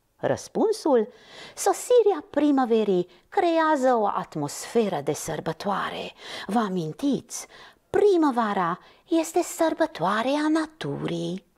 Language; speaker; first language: Romanian; non-native, local second language; Hungarian